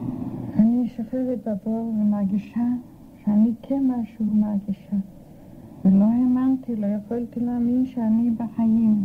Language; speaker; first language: Hebrew; non-native, fluent; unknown